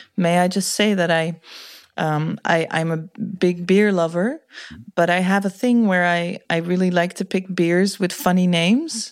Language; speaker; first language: English; non-native, fluent; Dutch